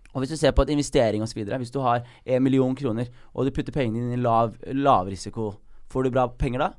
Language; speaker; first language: Norwegian; early bilingual, other home language; Somali